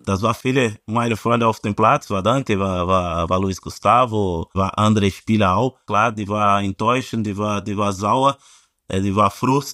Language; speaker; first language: German; non-native, fluent; Portuguese